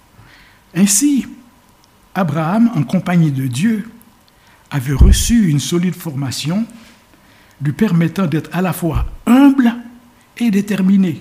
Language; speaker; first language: French; native; French